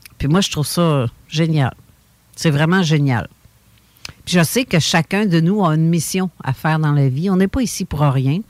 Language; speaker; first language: French; native; French